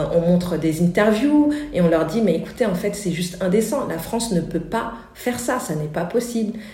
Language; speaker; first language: French; native; French